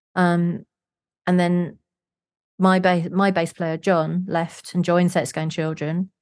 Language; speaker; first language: English; native; English